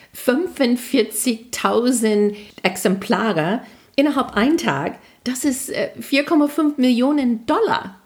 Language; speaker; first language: German; non-native, fluent; English